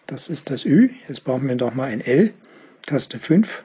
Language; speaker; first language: German; native; German